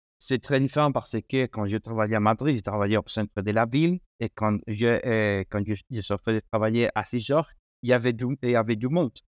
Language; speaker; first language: French; non-native, learner; Spanish